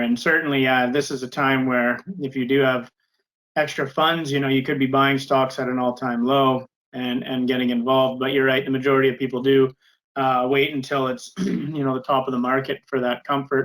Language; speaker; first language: English; native; English